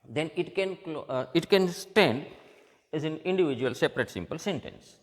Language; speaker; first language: English; non-native, local second language; Gujarati